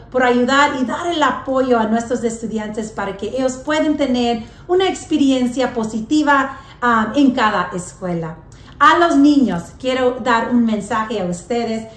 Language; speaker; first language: Spanish; early bilingual, heritage; English